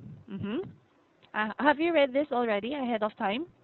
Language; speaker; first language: English; non-native, fluent; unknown